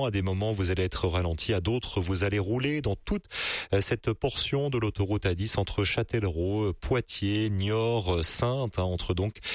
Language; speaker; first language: French; native; French